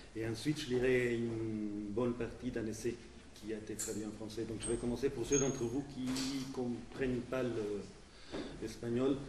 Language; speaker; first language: French; non-native, fluent; Spanish